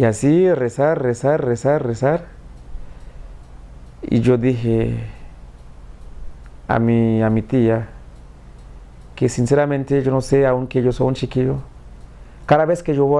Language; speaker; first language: Spanish; non-native, fluent; Haitian Creole